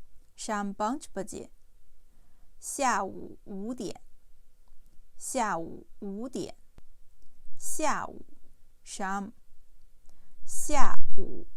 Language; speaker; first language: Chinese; non-native, fluent; Urdu